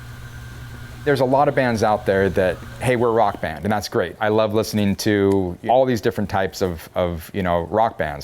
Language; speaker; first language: English; native; English